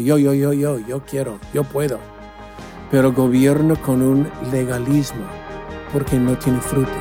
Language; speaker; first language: Spanish; non-native, fluent; English